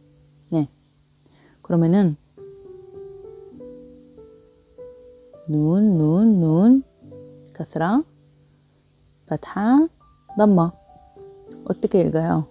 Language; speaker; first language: Korean; non-native, fluent; Arabic